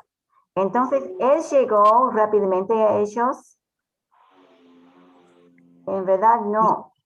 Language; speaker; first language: Spanish; non-native, fluent; English